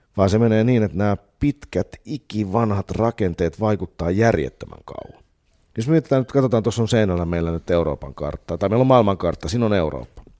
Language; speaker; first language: Finnish; native; Finnish